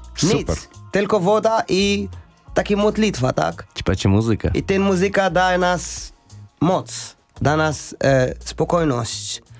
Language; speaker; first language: Polish; non-native, learner; Arabic